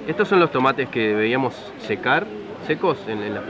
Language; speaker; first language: Spanish; native; Spanish